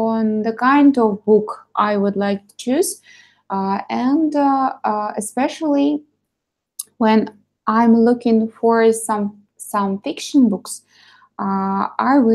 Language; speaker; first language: English; non-native, fluent; Russian